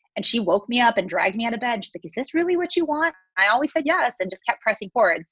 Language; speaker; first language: English; native; English